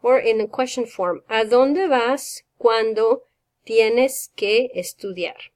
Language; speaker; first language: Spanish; non-native, fluent; English